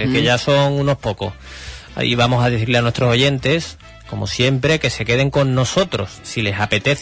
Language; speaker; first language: Spanish; native; Spanish